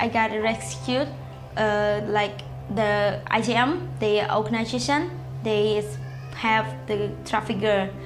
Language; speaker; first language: English; non-native, learner; Khmer